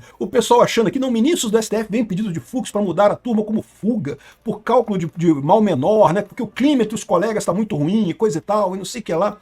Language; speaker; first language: Portuguese; native; Portuguese